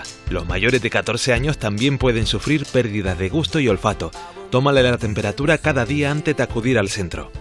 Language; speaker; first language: Spanish; native; Spanish